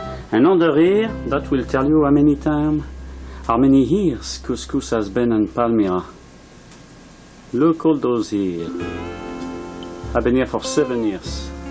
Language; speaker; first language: English; non-native, learner; French